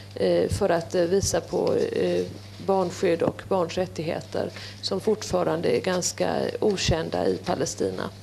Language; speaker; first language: Swedish; native; Swedish